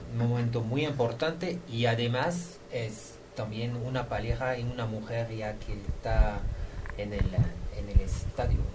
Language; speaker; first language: Spanish; non-native, fluent; French